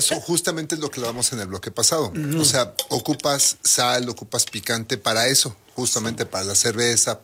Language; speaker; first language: Spanish; native; Spanish